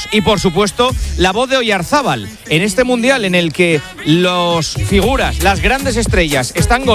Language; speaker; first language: Spanish; native; Spanish